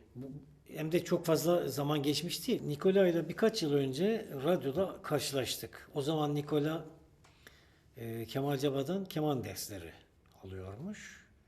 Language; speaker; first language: Turkish; native; Turkish